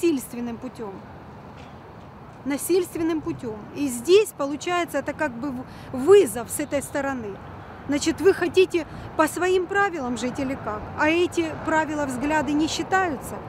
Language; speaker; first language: Russian; native; Russian